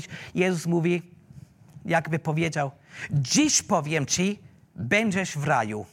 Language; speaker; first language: Polish; non-native, learner; German